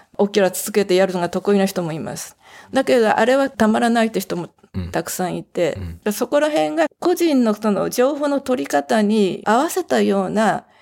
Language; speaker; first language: Japanese; native; Japanese